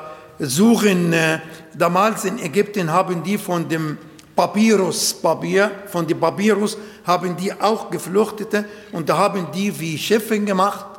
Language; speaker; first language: German; non-native, fluent; Arabic